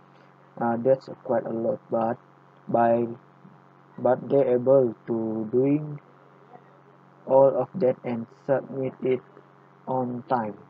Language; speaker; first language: English; non-native, local second language; Malay